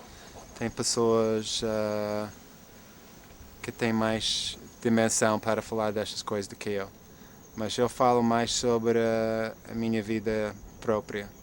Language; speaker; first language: Portuguese; non-native, fluent; English